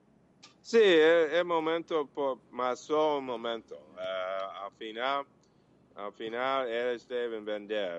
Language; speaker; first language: Portuguese; non-native, learner; English